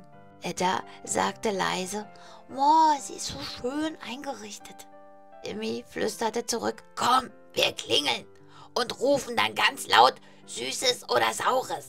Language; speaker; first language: German; native; German